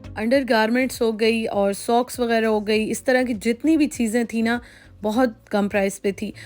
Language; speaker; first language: Urdu; native; Urdu